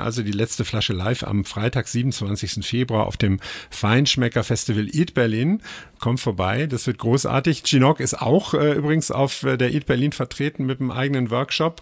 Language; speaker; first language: German; native; German